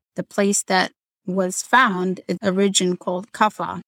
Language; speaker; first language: English; non-native, fluent; Amharic